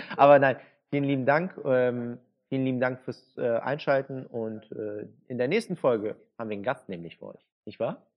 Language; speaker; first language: German; early bilingual, other home language; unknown